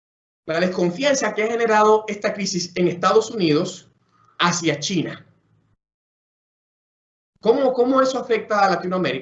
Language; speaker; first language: Spanish; native; Spanish